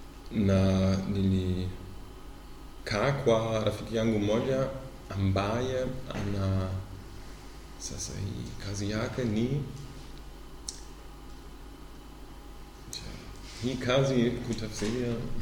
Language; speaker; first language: Swahili; non-native, fluent; German